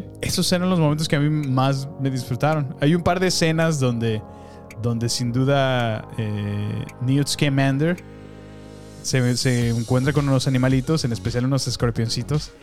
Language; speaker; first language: Spanish; native; Spanish